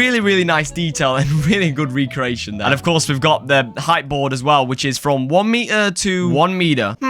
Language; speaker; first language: English; native; English